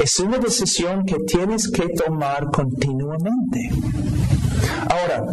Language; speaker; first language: Spanish; non-native, fluent; English